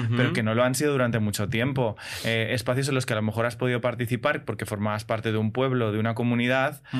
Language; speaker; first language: Spanish; native; Spanish